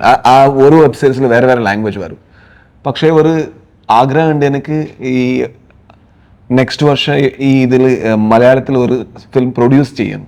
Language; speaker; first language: Malayalam; non-native, learner; Kannada